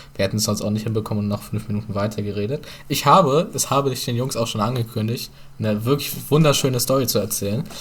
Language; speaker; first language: German; early bilingual, other home language; Turkish